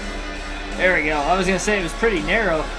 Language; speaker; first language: English; native; English